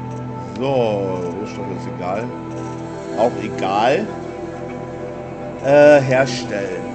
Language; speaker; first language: German; native; German